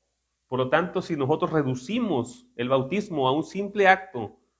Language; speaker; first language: Spanish; native; Spanish